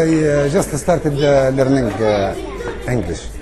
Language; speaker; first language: English; non-native, learner; Arabic